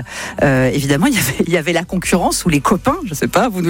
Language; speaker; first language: French; native; French